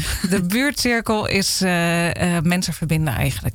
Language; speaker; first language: Dutch; native; Dutch